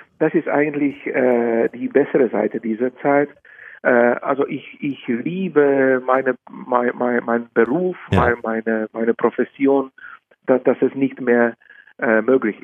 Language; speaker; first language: German; non-native, fluent; Czech